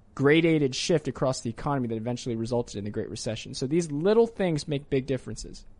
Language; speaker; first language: English; native; English